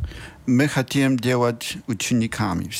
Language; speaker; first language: Russian; non-native, learner; Polish